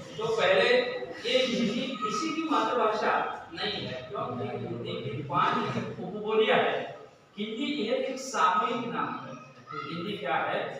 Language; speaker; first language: Hindi; non-native, local second language; Marathi